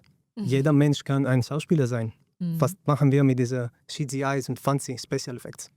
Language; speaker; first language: German; non-native, fluent; Greek